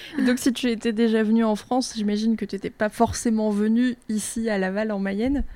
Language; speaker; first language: French; native; French